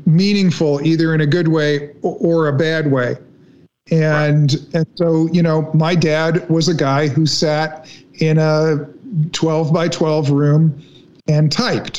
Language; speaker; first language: English; native; English